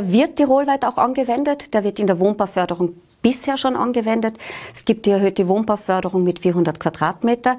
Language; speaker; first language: German; native; German